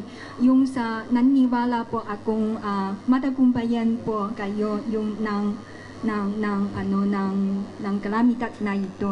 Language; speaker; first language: Filipino; non-native, learner; Chinese